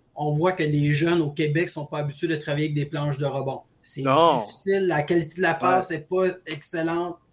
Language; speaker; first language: French; native; French